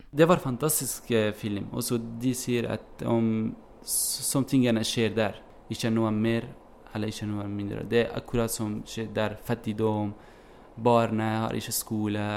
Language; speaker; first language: Norwegian; non-native, learner; Kurdish